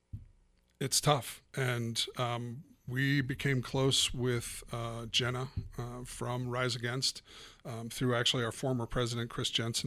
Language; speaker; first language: English; native; English